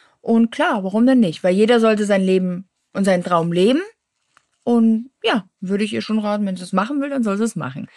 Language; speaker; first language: German; native; German